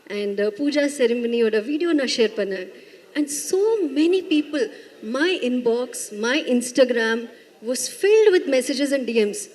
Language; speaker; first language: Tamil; non-native, learner; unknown